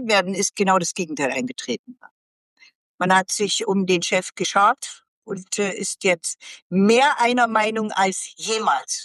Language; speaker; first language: German; native; German